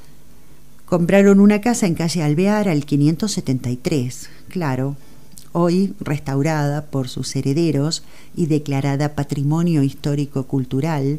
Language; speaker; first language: Spanish; native; Spanish